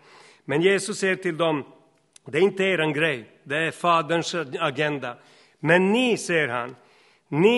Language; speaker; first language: Swedish; non-native, fluent; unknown